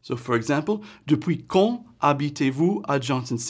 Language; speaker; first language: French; non-native, fluent; English